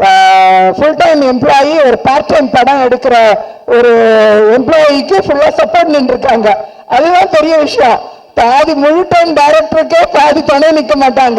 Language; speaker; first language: Tamil; native; Tamil